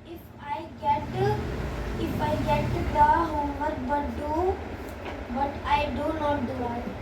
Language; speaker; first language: English; non-native, learner; Hindi